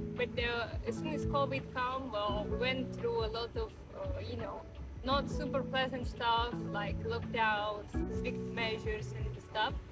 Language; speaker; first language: English; non-native, fluent; Russian